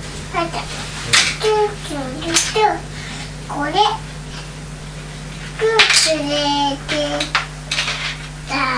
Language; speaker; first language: Japanese; native; Japanese